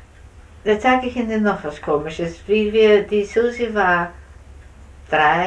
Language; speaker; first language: German; native; German